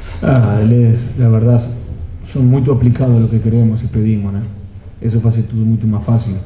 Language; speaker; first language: Portuguese; non-native, fluent; Spanish